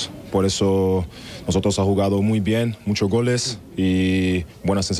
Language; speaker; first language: Spanish; non-native, learner; German